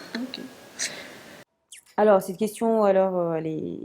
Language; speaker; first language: French; non-native, local second language; Comorian